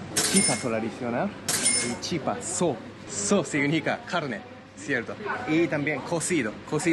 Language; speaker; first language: Spanish; non-native, fluent; Japanese